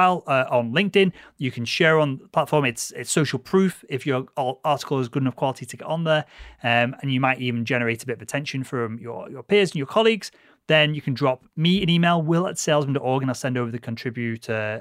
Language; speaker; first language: English; native; English